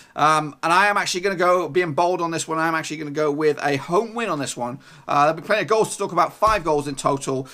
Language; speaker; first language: English; native; English